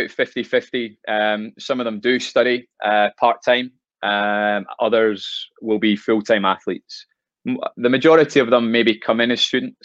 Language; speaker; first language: English; native; English